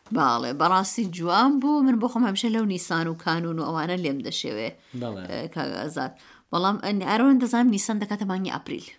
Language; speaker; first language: Central Kurdish; native; Central Kurdish